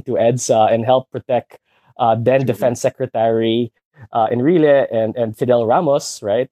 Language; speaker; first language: English; non-native, local second language; Filipino